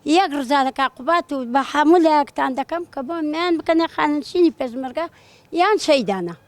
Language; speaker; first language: Central Kurdish; native; Central Kurdish